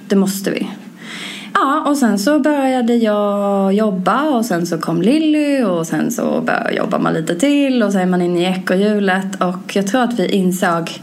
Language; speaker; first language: Swedish; native; Swedish